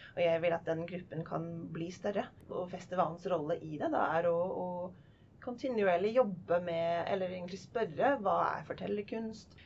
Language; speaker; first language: Norwegian; non-native, fluent; English